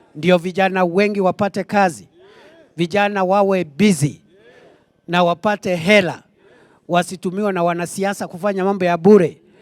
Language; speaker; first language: Swahili; non-native, local second language; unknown